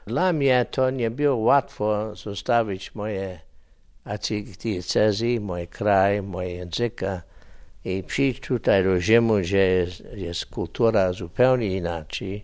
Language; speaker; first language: Polish; early bilingual, heritage; English